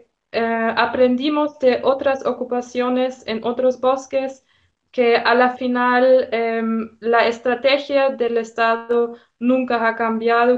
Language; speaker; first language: Spanish; non-native, fluent; German